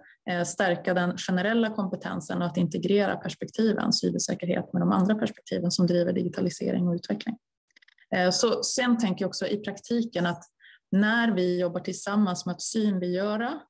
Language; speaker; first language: Swedish; native; Swedish